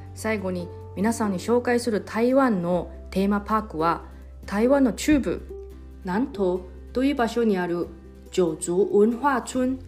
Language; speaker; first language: Japanese; non-native, fluent; Chinese